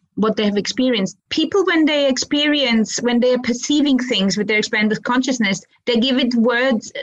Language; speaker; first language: English; early bilingual, other home language; Croatian